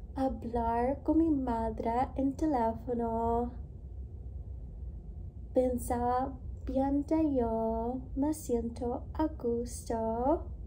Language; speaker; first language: Spanish; non-native, learner; English